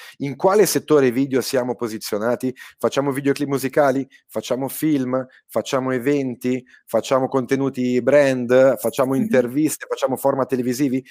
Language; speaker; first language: Italian; native; Italian